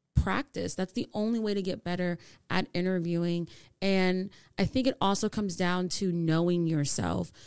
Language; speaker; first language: English; native; English